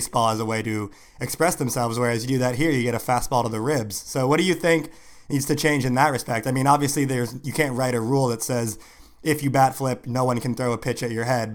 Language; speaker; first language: English; native; English